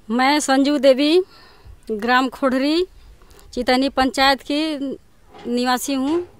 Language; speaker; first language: Hindi; non-native, local second language; Bhojpuri